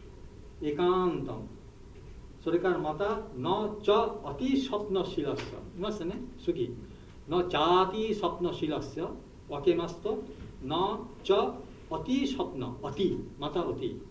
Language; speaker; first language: Japanese; non-native, learner; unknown